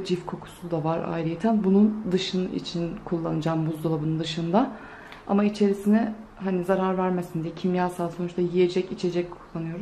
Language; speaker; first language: Turkish; native; Turkish